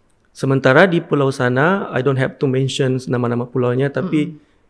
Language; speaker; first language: English; non-native, fluent; Indonesian